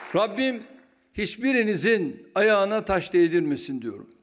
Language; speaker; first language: Turkish; native; Turkish